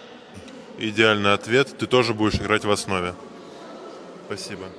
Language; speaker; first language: Russian; native; Russian